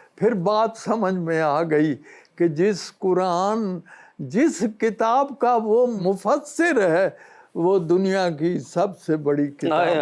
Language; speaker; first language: Urdu; non-native, local second language; Punjabi